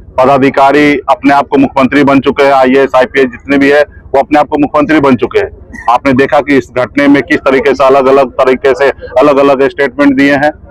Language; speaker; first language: Hindi; native; Hindi